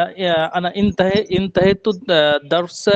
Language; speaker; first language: Arabic; non-native, learner; Bangla